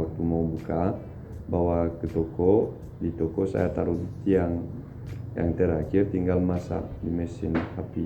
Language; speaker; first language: Indonesian; non-native, fluent; Turkish